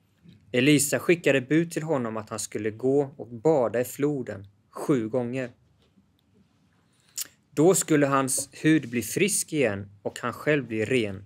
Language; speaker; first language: Swedish; native; Swedish